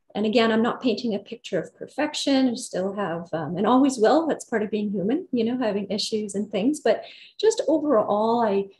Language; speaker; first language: English; native; English